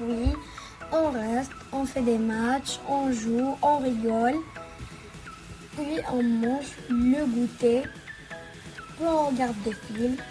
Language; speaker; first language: French; non-native, learner; Arabic